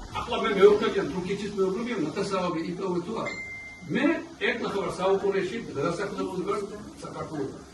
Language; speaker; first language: Georgian; early bilingual, heritage; Georgian